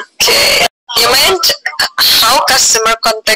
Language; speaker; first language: English; non-native, learner; Indonesian